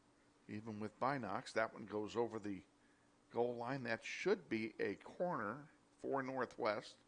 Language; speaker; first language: English; native; English